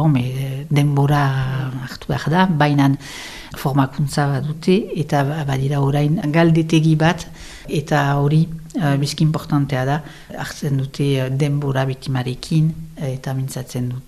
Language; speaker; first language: Basque; non-native, local second language; French